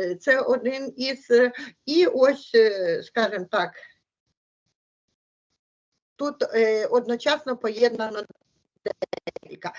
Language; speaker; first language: Ukrainian; native; Ukrainian